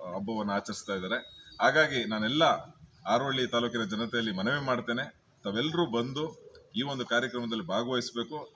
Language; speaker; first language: Kannada; native; Kannada